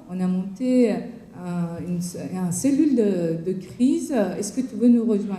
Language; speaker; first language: French; non-native, fluent; Persian